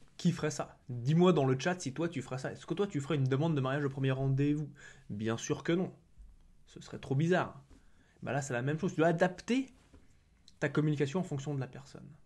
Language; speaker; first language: French; native; French